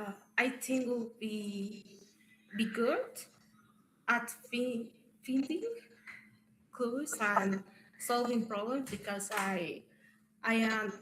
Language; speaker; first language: English; non-native, learner; Spanish